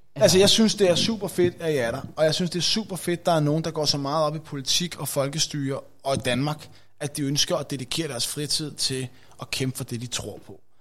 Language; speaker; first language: Danish; native; Danish